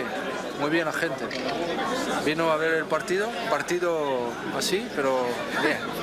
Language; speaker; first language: Spanish; non-native, fluent; French